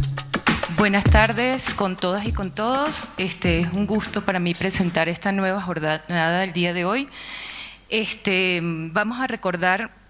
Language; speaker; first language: Spanish; native; Spanish